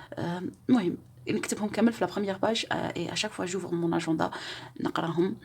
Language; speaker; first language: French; non-native, local second language; Arabic